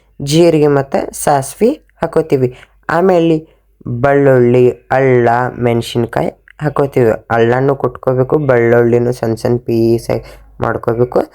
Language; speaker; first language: Kannada; native; Kannada